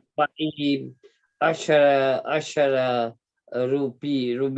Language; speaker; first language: Arabic; non-native, learner; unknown